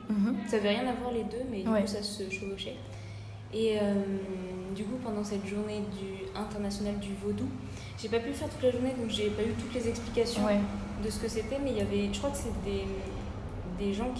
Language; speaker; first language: French; native; French